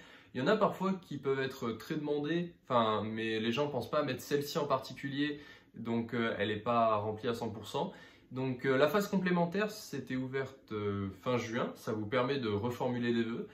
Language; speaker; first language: French; native; French